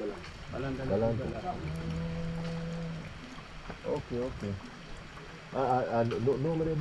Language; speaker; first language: Portuguese; non-native, learner; English